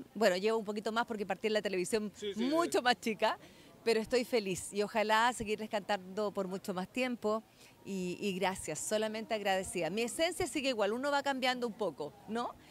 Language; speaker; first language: Spanish; native; Spanish